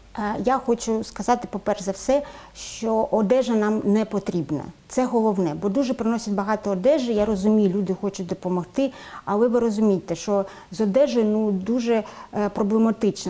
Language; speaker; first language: Ukrainian; native; Ukrainian